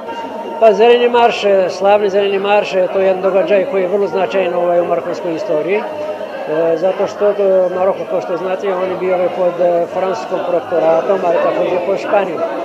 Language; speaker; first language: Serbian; non-native, fluent; Arabic